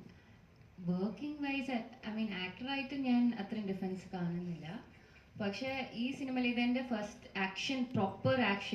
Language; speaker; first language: Malayalam; early bilingual, heritage; Malayalam